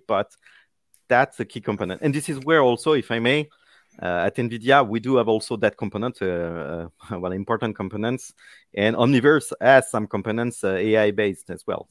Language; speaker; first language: English; non-native, fluent; French